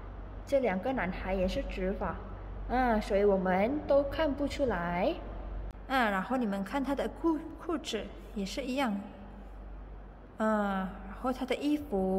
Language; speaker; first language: Chinese; non-native, fluent; Indonesian